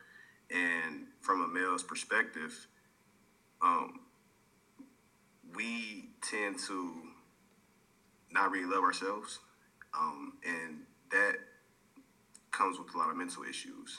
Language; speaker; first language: English; native; English